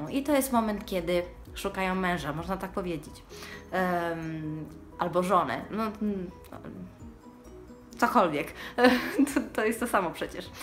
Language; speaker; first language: Polish; early bilingual, heritage; Polish